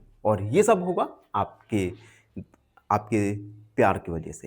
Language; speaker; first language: Hindi; native; Hindi